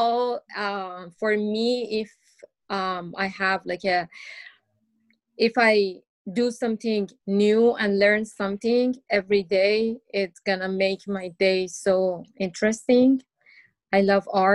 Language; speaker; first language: English; non-native, learner; Persian